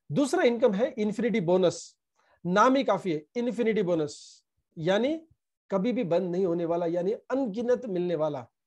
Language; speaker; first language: Hindi; non-native, local second language; Marathi